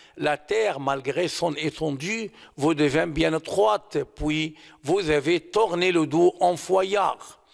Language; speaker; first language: French; non-native, fluent; Arabic